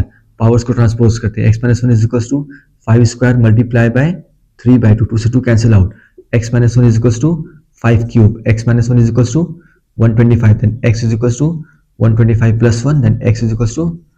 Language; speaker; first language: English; non-native, local second language; Hindi